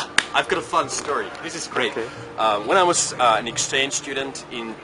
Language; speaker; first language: English; non-native, fluent; Finnish